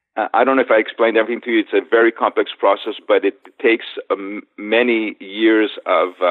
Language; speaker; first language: English; native; English